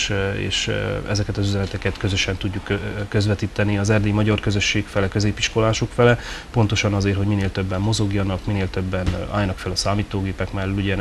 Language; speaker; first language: Hungarian; native; Hungarian